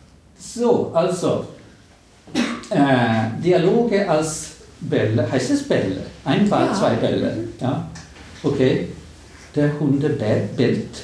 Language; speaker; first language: German; non-native, fluent; Swedish